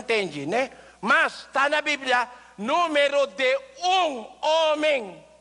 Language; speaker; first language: Portuguese; non-native, learner; Filipino